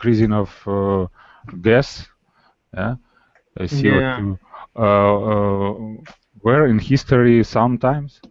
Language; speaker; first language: English; non-native, learner; Russian